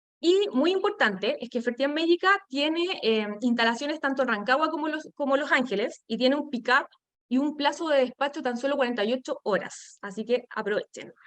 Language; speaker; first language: Spanish; native; Spanish